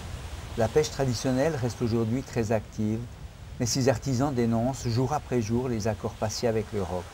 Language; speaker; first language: French; native; French